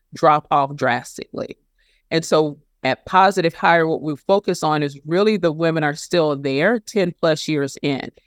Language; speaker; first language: English; native; English